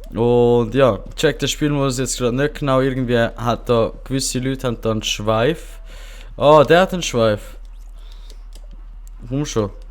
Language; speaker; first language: German; non-native, local second language; Swiss German